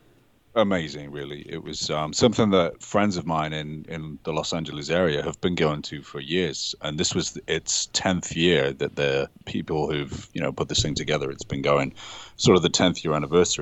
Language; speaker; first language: English; native; English